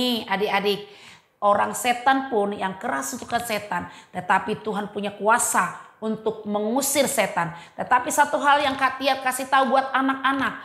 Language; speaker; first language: Indonesian; native; Indonesian